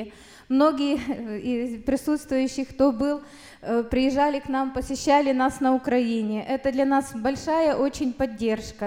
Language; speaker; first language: Russian; native; Russian